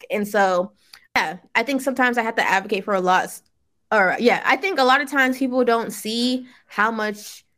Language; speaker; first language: English; early bilingual, other home language; Yoruba